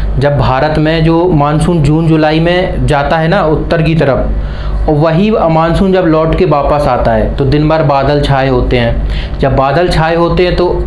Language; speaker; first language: Hindi; native; Hindi